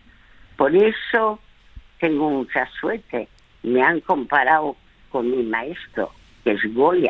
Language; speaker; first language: Spanish; early bilingual, other home language; French